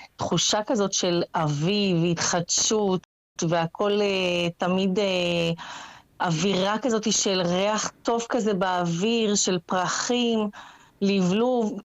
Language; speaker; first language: Hebrew; native; Hebrew